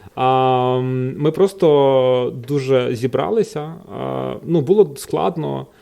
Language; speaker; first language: Ukrainian; native; Ukrainian